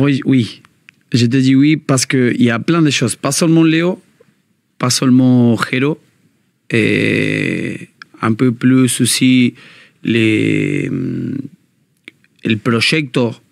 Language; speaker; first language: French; non-native, learner; Spanish